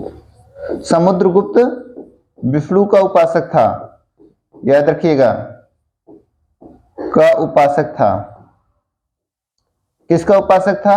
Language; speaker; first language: Hindi; native; Hindi